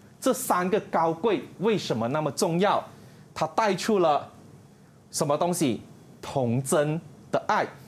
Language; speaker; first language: Chinese; native; Chinese